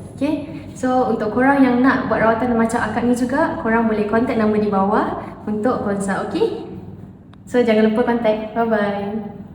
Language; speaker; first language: Malay; native; Malay